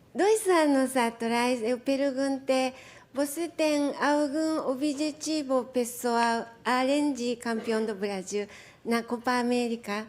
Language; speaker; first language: Portuguese; non-native, learner; Japanese